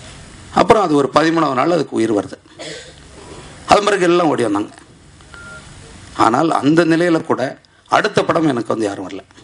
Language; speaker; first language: Tamil; native; Tamil